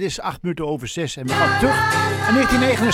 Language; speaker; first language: Dutch; native; Dutch